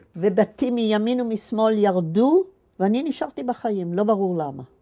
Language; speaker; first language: Hebrew; native; Hebrew